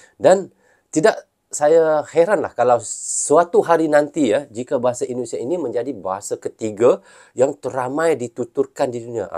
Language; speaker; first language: Malay; native; Malay